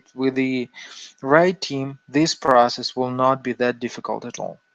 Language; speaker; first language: English; non-native, fluent; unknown